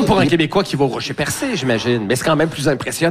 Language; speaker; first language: French; native; French